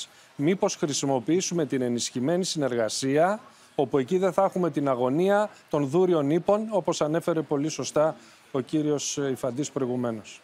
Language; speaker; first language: Greek; native; Greek